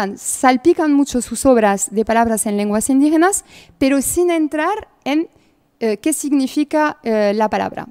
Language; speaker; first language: Spanish; non-native, fluent; French